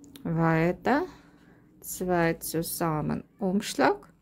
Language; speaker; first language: German; non-native, learner; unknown